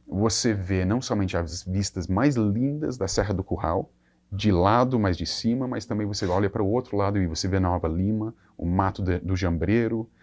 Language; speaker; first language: Portuguese; non-native, fluent; English